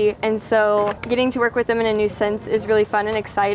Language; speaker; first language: English; native; English